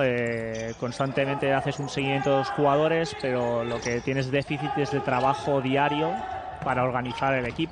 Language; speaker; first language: Spanish; native; Spanish